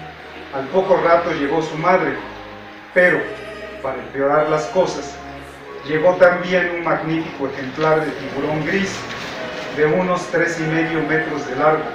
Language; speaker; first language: Spanish; native; Spanish